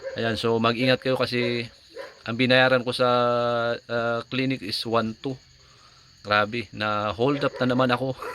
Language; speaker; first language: Filipino; native; Filipino